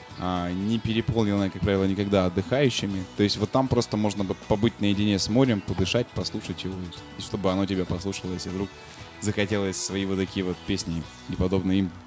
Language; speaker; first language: Russian; native; Russian